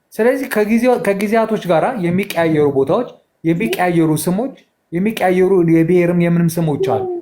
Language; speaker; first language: Amharic; native; Amharic